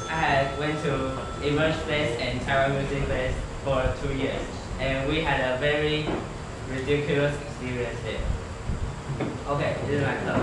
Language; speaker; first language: English; non-native, learner; Chinese